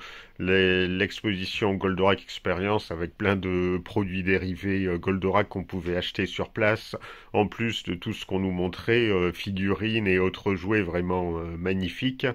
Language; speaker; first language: French; native; French